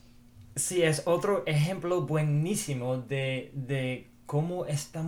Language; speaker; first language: Spanish; non-native, fluent; English